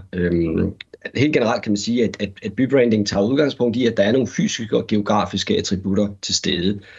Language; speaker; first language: Danish; native; Danish